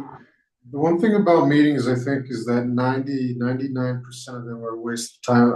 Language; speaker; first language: English; non-native, fluent; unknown